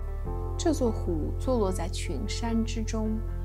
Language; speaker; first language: Chinese; native; Chinese